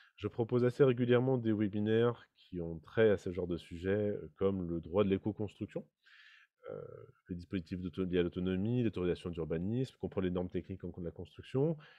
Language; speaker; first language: French; native; French